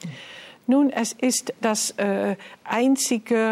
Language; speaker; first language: German; non-native, fluent; Dutch